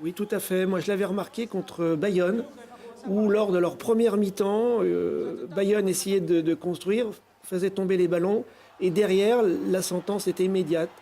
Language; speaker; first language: French; native; French